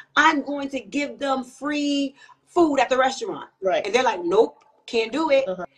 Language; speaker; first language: English; native; English